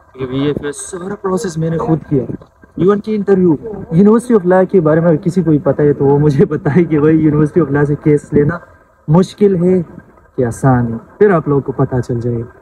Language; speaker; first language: Urdu; non-native, local second language; Pashto